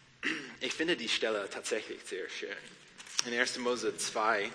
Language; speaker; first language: German; non-native, learner; English